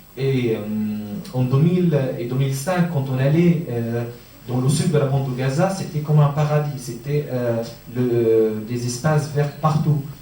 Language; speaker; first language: French; non-native, fluent; Arabic